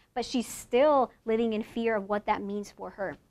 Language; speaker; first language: English; native; English